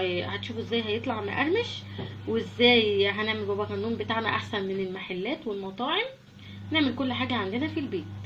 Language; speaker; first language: Arabic; native; Arabic